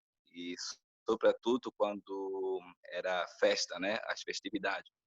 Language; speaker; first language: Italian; non-native, learner; Portuguese